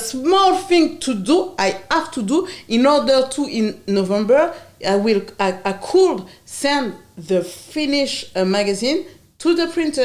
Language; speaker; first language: English; non-native, learner; French